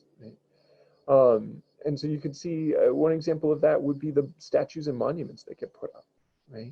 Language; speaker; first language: English; native; English